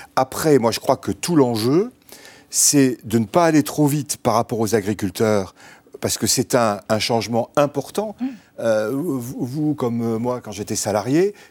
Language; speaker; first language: French; native; French